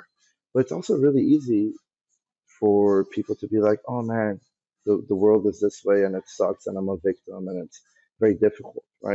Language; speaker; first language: English; early bilingual, other home language; Persian